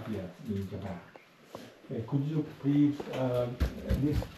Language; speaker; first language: English; non-native, learner; Japanese